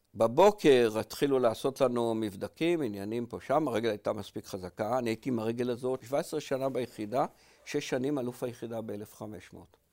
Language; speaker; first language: Hebrew; native; Hebrew